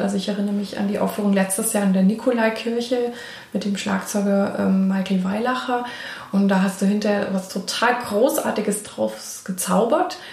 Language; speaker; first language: German; native; German